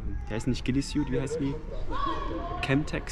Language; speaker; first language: German; native; German